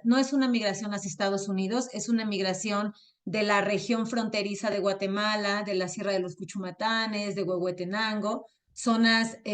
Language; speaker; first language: Spanish; native; Spanish